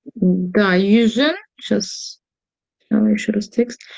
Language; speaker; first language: Russian; non-native, fluent; Turkish